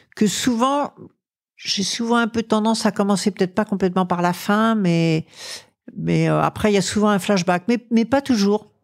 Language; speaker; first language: French; native; French